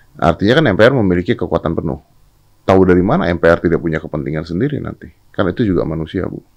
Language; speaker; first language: Indonesian; native; Indonesian